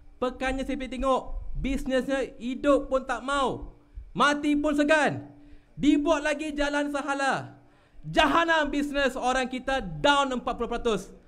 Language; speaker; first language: Malay; non-native, local second language; Tamil